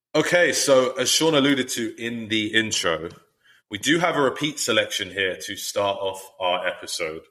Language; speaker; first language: English; native; English